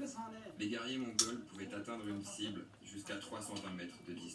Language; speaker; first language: French; native; French